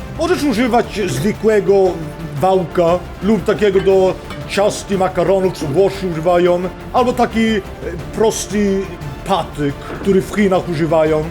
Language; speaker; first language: Polish; non-native, fluent; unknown